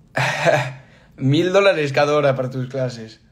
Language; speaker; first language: Spanish; non-native, fluent; English